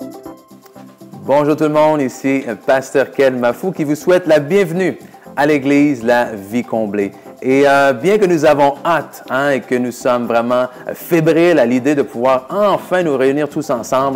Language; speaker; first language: French; native; French